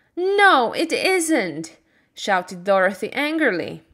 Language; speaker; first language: English; non-native, fluent; Slovak